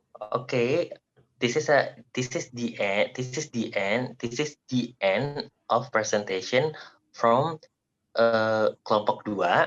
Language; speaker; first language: English; non-native, learner; Indonesian